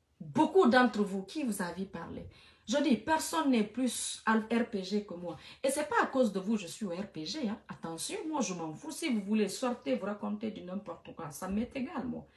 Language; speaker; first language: French; non-native, local second language; Fula